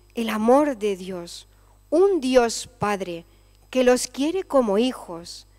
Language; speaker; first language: Spanish; native; Spanish